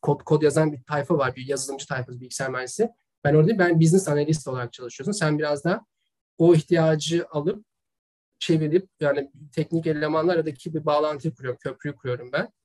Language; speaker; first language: Turkish; native; Turkish